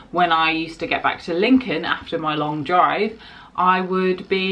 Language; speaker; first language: English; native; English